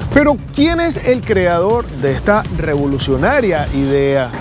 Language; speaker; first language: Spanish; native; Spanish